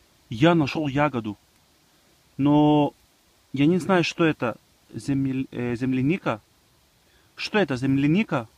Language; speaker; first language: Russian; non-native, fluent; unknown